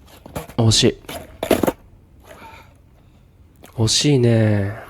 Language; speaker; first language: Japanese; native; Japanese